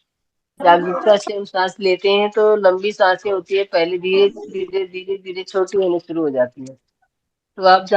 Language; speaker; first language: Hindi; native; Hindi